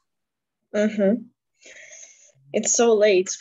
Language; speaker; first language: English; non-native, fluent; Ukrainian